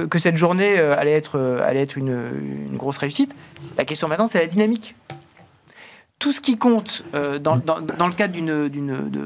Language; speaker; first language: French; native; French